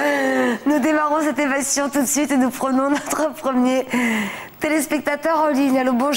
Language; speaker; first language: French; native; French